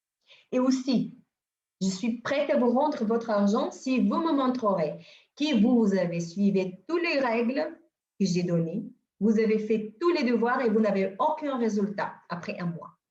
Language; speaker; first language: French; non-native, fluent; Bulgarian